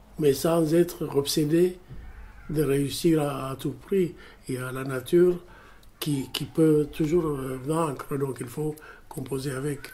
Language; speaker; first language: French; non-native, fluent; Amharic